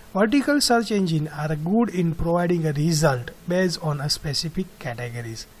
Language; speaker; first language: English; non-native, local second language; Gujarati